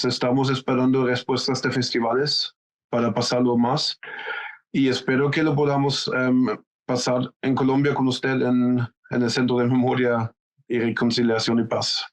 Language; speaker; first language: Spanish; non-native, fluent; German